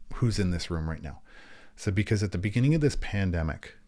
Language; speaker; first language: English; native; English